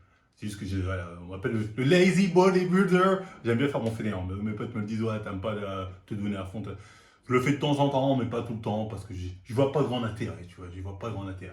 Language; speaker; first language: French; native; French